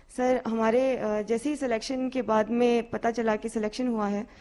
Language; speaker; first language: Hindi; native; Hindi